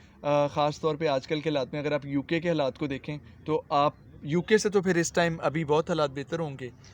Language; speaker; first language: Urdu; native; Urdu